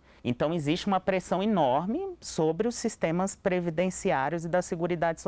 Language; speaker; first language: Portuguese; native; Portuguese